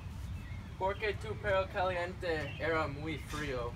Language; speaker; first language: Spanish; non-native, learner; English